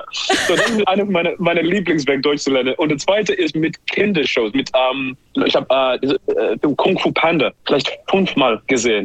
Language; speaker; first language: German; non-native, learner; English